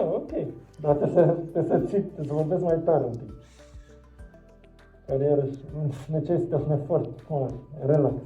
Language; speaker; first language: Romanian; native; Romanian